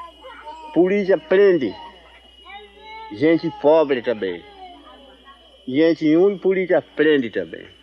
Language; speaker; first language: Portuguese; non-native, local second language; Kayapó